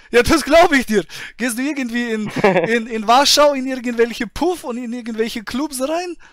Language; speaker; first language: German; native; German